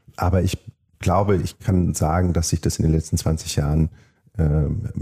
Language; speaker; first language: German; native; German